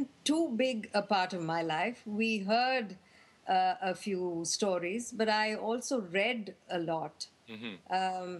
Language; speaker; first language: English; non-native, local second language; Tamil